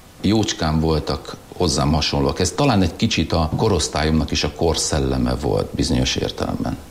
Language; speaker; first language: Hungarian; non-native, local second language; German